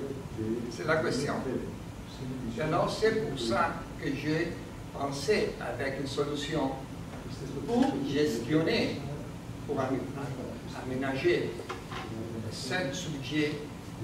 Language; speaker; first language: French; non-native, learner; Spanish